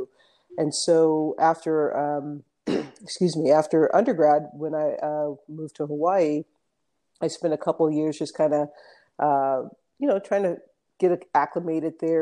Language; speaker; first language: English; native; English